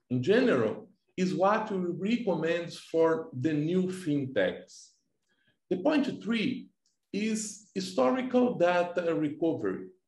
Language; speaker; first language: English; non-native, fluent; Portuguese